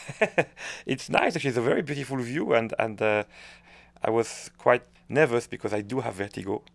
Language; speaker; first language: English; non-native, fluent; French